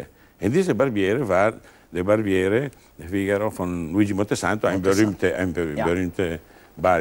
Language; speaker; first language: German; non-native, learner; Italian